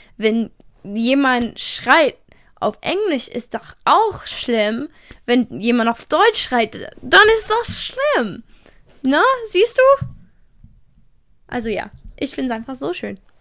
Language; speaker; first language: German; non-native, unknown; English